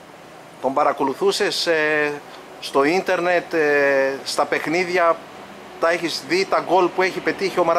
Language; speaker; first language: Greek; native; Greek